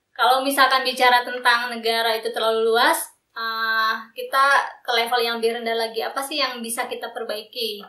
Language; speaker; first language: Indonesian; native; Indonesian